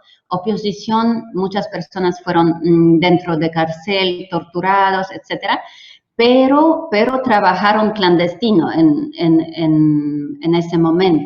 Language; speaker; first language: Spanish; non-native, fluent; Polish